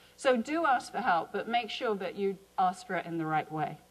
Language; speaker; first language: English; native; English